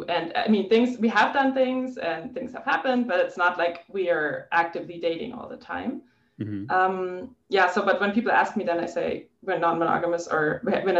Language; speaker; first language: English; non-native, fluent; German